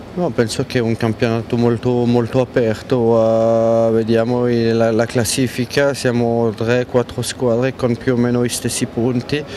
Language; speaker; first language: Italian; non-native, local second language; French